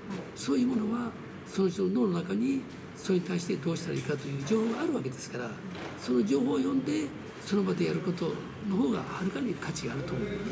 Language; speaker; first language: Japanese; early bilingual, other home language; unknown